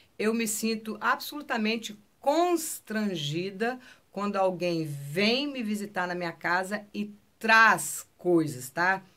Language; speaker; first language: Portuguese; native; Portuguese